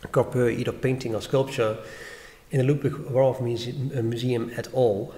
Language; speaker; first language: English; non-native, fluent; Dutch